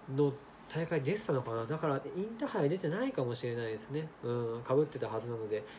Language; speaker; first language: Japanese; native; Japanese